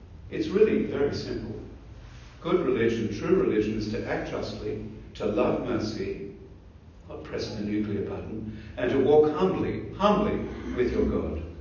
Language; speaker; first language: English; early bilingual, other home language; German